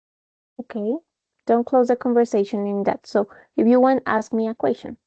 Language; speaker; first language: English; non-native, fluent; Spanish